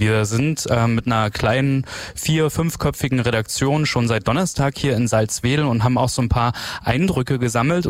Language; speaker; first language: German; native; German